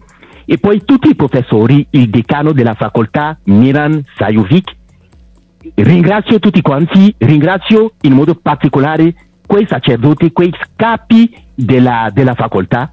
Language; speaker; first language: Italian; non-native, local second language; French